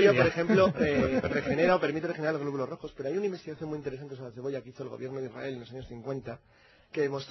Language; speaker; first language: Spanish; native; Spanish